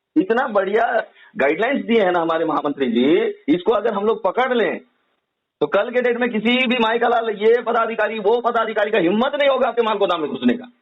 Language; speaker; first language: Hindi; native; Hindi